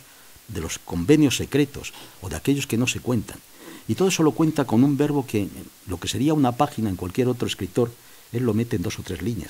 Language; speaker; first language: Spanish; native; Spanish